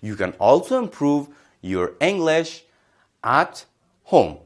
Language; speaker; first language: English; non-native, fluent; Persian